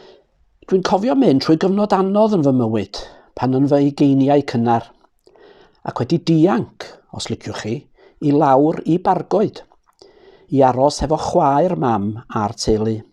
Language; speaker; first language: Welsh; native; Welsh